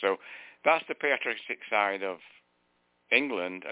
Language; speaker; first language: English; native; English